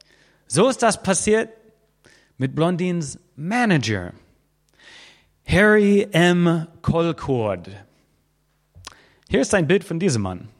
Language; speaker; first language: German; non-native, fluent; English